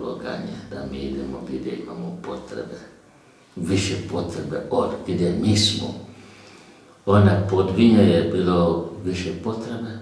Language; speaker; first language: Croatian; non-native, learner; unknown